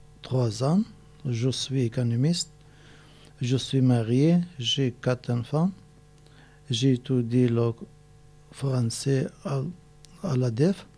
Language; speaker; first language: French; non-native, learner; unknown